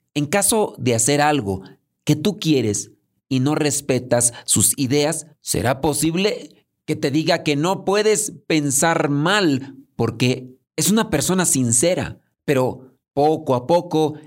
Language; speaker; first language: Spanish; native; Spanish